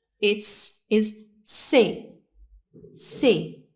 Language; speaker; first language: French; non-native, local second language; Arabic